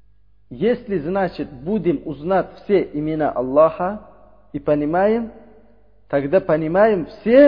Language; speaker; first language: Russian; non-native, learner; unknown